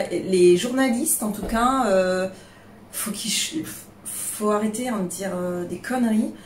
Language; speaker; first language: French; native; French